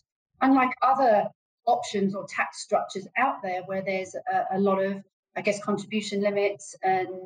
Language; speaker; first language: English; native; English